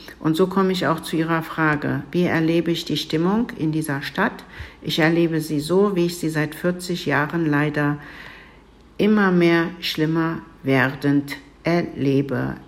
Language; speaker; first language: German; early bilingual, other home language; Turkish